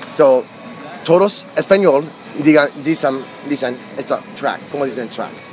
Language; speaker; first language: Spanish; early bilingual, heritage; Spanish